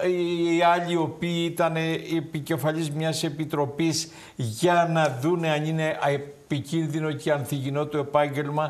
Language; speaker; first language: Greek; native; Greek